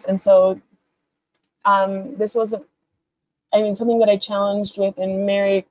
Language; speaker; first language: English; native; English